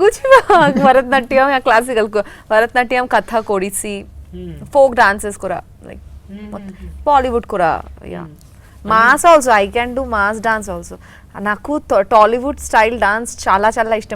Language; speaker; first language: Telugu; non-native, learner; Bangla